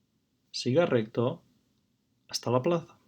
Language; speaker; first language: Spanish; non-native, fluent; English